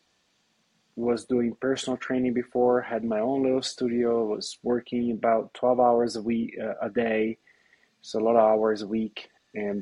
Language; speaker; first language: English; non-native, fluent; Portuguese